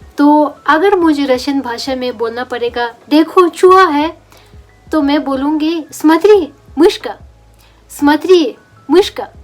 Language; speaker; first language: Hindi; non-native, local second language; Russian